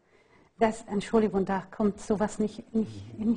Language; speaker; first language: German; non-native, fluent; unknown